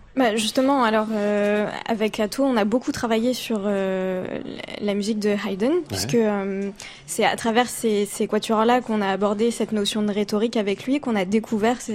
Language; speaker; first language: French; native; French